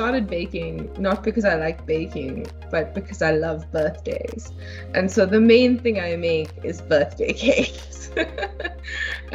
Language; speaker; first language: English; native; English